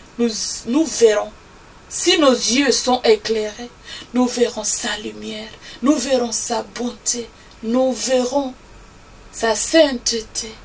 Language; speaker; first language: French; non-native, local second language; Swahili